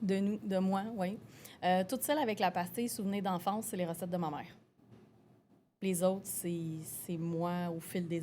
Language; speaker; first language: French; native; French